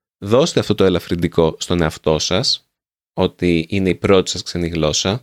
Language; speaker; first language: Greek; native; Greek